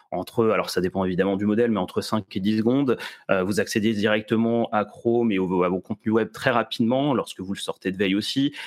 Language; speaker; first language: French; early bilingual, other home language; Serbian